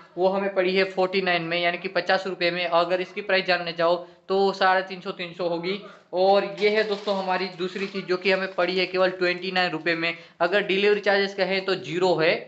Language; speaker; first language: Hindi; non-native, local second language; Gujarati